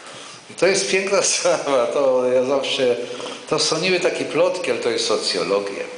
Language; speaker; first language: Polish; non-native, local second language; Yiddish